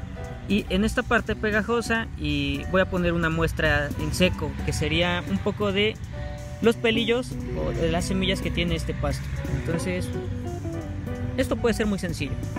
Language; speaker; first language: Spanish; native; Spanish